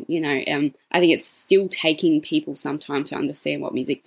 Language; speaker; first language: English; native; English